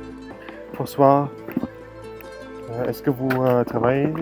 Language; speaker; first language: French; non-native, learner; German